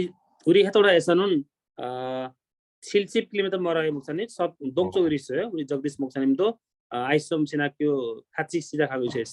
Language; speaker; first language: Korean; non-native, learner; Nepali